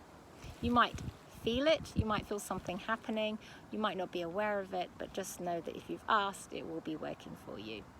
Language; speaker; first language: English; native; English